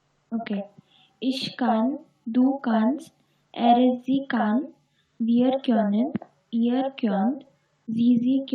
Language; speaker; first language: German; non-native, learner; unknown